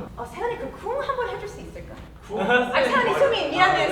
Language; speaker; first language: Korean; early bilingual, heritage; English